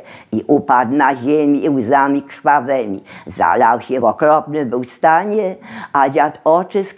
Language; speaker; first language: Polish; native; Polish